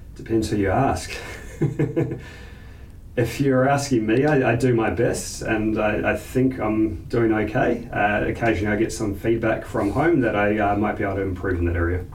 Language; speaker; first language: English; native; English